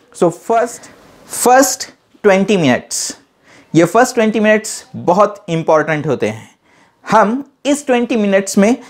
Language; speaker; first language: Hindi; non-native, local second language; Marathi